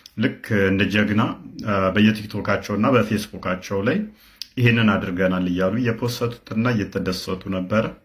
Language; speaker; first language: Amharic; non-native, local second language; Oromo